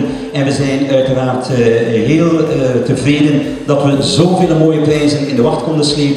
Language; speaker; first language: Dutch; native; Dutch